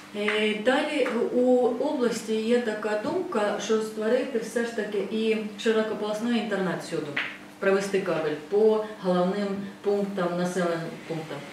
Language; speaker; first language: Ukrainian; non-native, fluent; Estonian